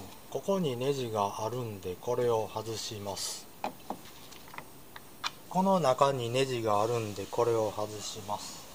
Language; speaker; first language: Japanese; native; Japanese